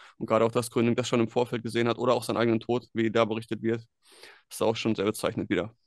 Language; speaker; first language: German; native; German